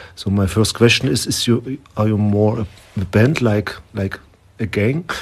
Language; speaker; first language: English; non-native, learner; German